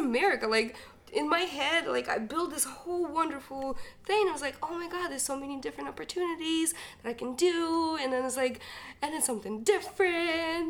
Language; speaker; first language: English; non-native, fluent; Ukrainian